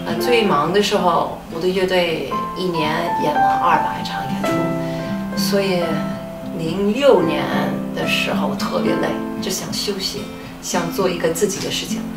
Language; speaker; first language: Chinese; non-native, fluent; English